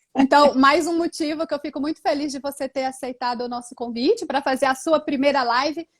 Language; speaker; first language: Portuguese; native; Portuguese